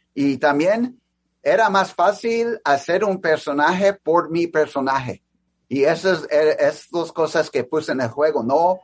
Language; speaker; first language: Spanish; early bilingual, heritage; English